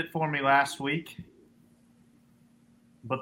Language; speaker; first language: English; native; English